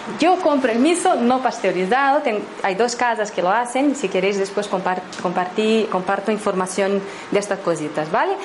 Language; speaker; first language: Spanish; non-native, fluent; Portuguese